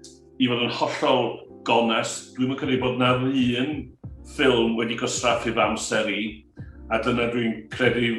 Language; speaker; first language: Welsh; native; Welsh